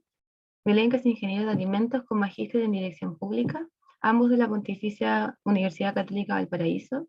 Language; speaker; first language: Spanish; native; Spanish